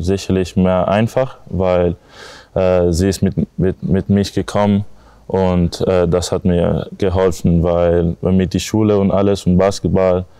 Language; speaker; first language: German; non-native, learner; English